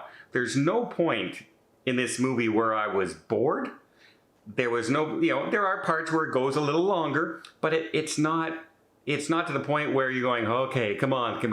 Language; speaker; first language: English; native; English